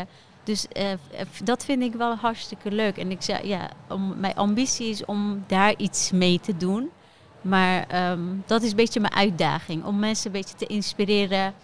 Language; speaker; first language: Dutch; non-native, fluent; Persian